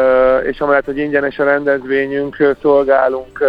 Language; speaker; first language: Hungarian; native; Hungarian